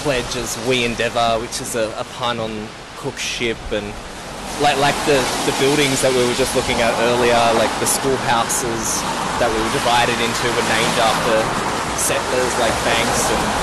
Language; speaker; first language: English; native; English